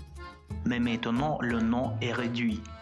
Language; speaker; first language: French; non-native, fluent; Russian